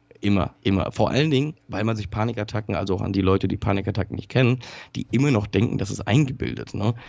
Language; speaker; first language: German; early bilingual, other home language; Polish